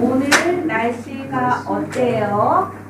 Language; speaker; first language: Korean; non-native, learner; Lao